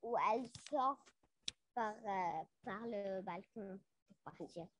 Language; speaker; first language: French; non-native, local second language; Arabic